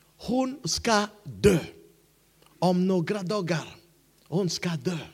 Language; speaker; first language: Swedish; non-native, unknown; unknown